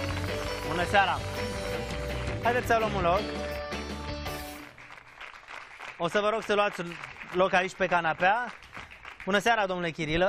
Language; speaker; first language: Romanian; native; Romanian